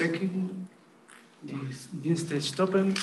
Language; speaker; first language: German; non-native, learner; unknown